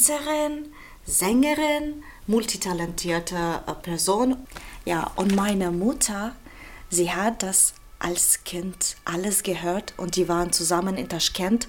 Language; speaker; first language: German; non-native, fluent; Russian